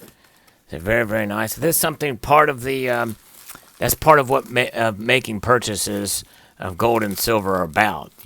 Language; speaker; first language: English; native; English